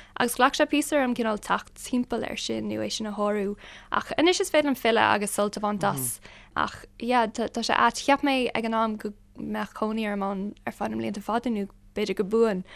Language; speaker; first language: Irish; non-native, local second language; English